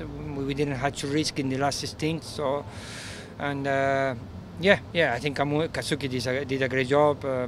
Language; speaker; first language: English; non-native, fluent; Spanish